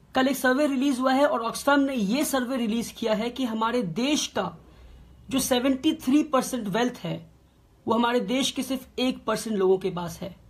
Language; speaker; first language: Hindi; native; Hindi